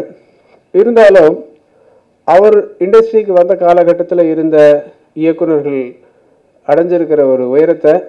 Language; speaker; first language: Tamil; native; Tamil